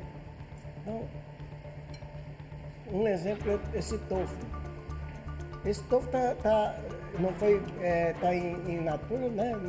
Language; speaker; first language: Portuguese; non-native, fluent; Japanese